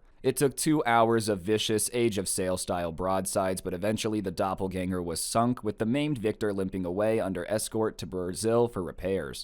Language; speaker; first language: English; native; English